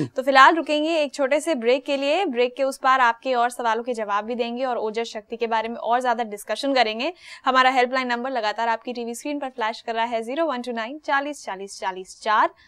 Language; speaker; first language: Hindi; native; Hindi